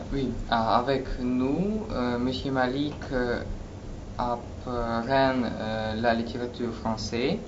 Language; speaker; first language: French; non-native, learner; Russian